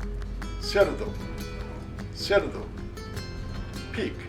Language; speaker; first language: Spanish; non-native, fluent; English